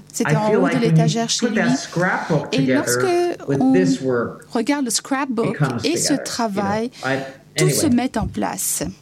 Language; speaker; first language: French; non-native, learner; English